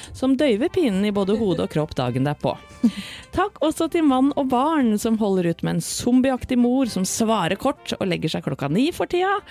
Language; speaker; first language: Norwegian; native; Norwegian